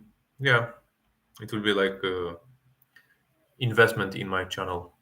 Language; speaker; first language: English; non-native, fluent; Arabic